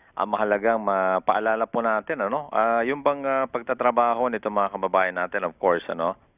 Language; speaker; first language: Filipino; native; Filipino